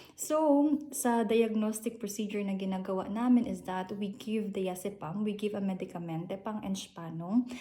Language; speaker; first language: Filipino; native; Filipino